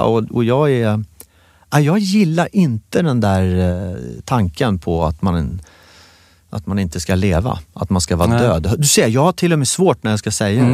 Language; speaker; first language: Swedish; native; Swedish